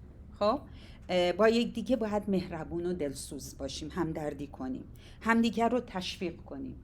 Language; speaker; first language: Persian; native; Persian